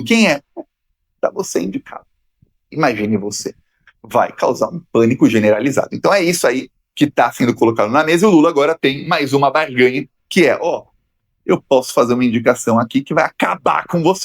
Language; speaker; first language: Portuguese; native; Portuguese